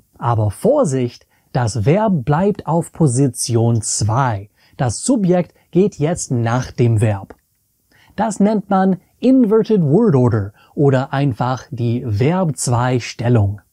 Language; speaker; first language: German; non-native, fluent; English